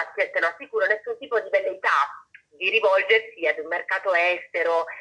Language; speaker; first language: Italian; native; Italian